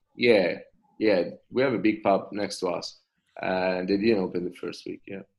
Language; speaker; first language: English; non-native, fluent; Italian